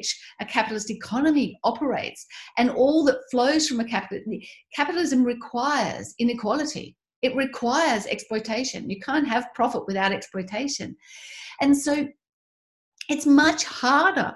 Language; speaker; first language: English; native; English